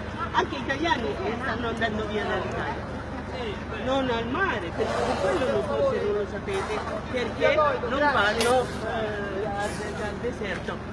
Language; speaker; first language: Italian; non-native, fluent; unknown